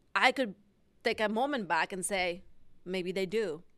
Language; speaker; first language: English; non-native, fluent; Spanish